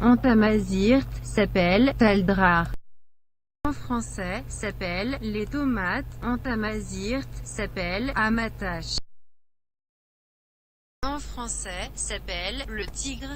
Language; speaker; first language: French; non-native, learner; Berber languages